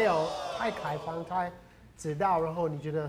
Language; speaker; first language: Chinese; non-native, fluent; English